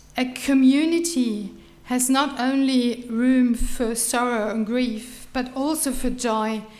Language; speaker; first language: English; non-native, fluent; German